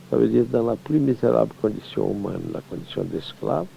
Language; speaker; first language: French; non-native, fluent; Portuguese